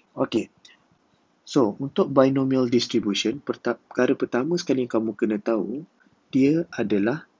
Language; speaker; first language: Malay; native; Malay